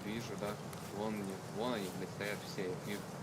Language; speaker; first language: Russian; native; Russian